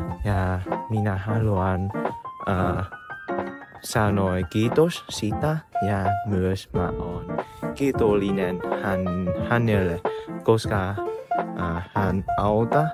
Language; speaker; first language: Finnish; non-native, learner; Vietnamese